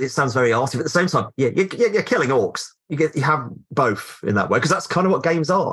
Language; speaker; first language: English; native; English